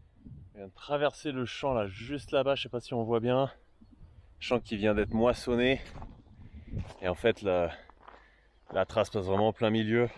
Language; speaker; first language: French; native; French